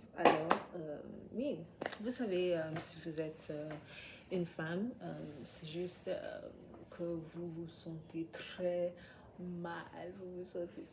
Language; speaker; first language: French; non-native, learner; English